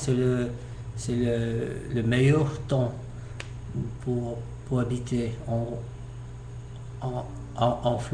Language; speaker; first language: French; non-native, learner; English